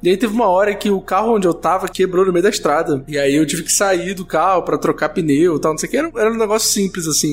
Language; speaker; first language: Portuguese; native; Portuguese